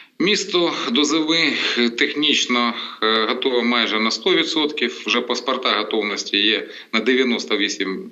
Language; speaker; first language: Ukrainian; non-native, local second language; Russian